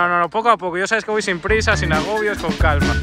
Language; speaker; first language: Spanish; native; Spanish